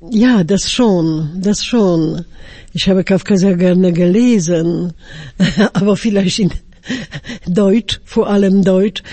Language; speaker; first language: German; non-native, fluent; Polish